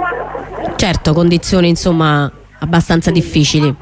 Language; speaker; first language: Italian; native; Italian